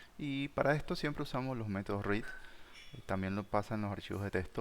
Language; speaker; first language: Spanish; native; Spanish